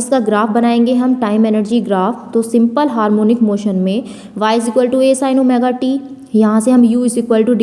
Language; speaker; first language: Hindi; native; Hindi